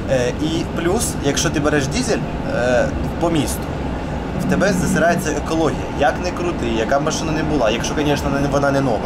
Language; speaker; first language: Ukrainian; non-native, local second language; Russian